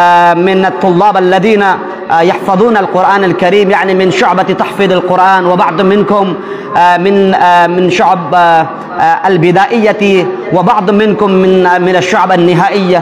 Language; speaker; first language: Arabic; non-native, fluent; Urdu